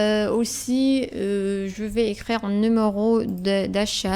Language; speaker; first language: French; non-native, fluent; Arabic